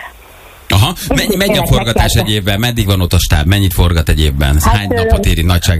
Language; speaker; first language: Hungarian; native; Hungarian